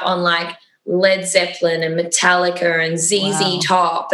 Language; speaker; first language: English; native; English